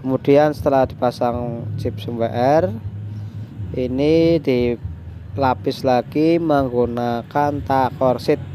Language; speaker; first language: Indonesian; native; Indonesian